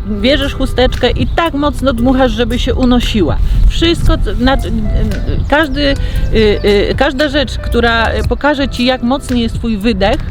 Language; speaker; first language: Polish; native; Polish